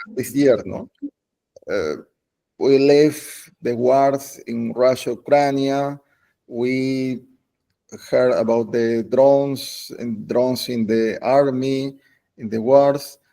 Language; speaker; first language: English; non-native, learner; Spanish